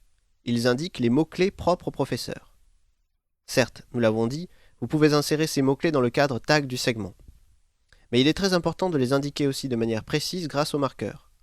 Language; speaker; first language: French; native; French